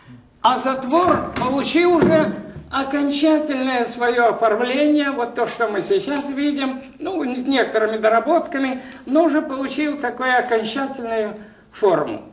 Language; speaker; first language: Russian; native; Russian